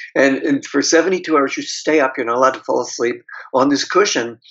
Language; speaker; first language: English; native; English